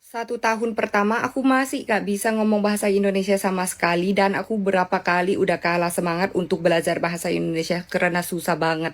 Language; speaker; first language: Indonesian; non-native, fluent; Thai